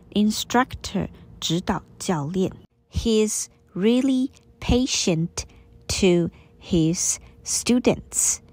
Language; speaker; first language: English; non-native, fluent; Chinese